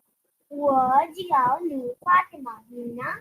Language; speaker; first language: Chinese; non-native, learner; Urdu